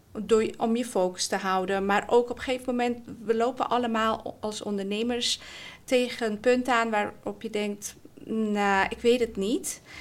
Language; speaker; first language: Dutch; early bilingual, other home language; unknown